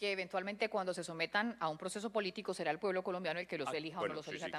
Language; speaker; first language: Spanish; native; Spanish